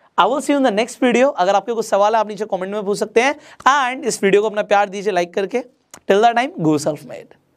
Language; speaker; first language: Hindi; non-native, local second language; Marathi